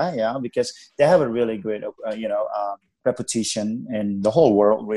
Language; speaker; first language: English; non-native, fluent; Indonesian